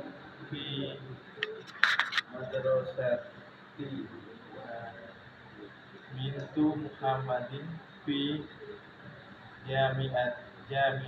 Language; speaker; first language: Arabic; non-native, learner; Indonesian